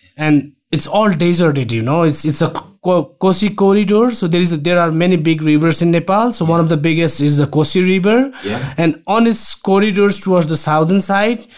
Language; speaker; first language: English; non-native, local second language; Nepali